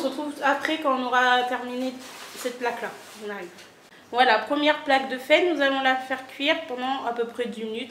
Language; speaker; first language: French; native; French